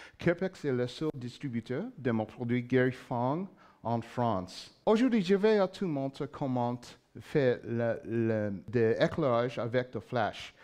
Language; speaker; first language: French; non-native, learner; English